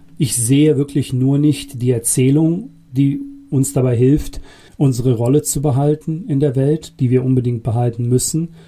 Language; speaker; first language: German; early bilingual, other home language; Bosnian